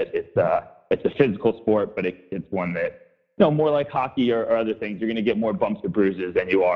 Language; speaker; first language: English; native; English